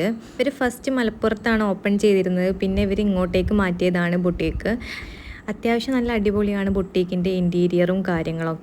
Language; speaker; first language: Malayalam; native; Malayalam